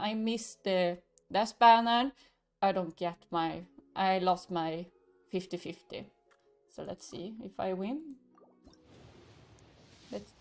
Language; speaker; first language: English; non-native, learner; Swedish